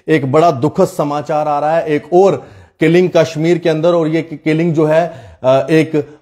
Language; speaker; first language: Hindi; native; Hindi